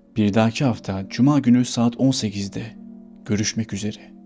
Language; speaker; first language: Turkish; native; Turkish